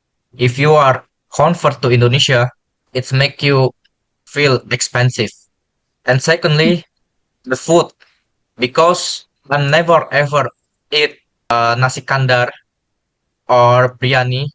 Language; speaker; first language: English; non-native, learner; Indonesian